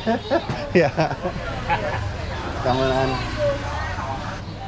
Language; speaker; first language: Vietnamese; non-native, learner; English